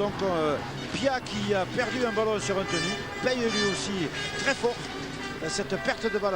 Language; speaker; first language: French; native; French